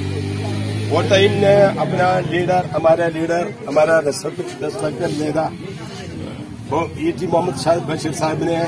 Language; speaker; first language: Hindi; non-native, local second language; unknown